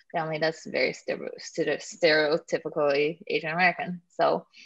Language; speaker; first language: English; native; English